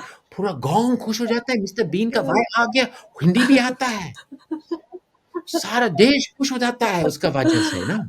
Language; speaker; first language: Hindi; non-native, fluent; English